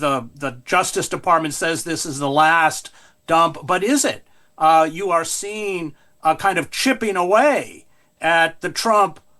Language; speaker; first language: English; native; English